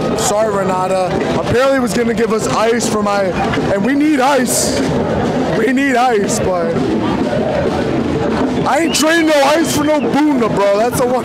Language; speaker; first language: English; native; English